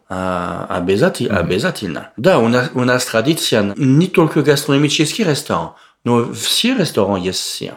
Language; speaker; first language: Russian; non-native, learner; French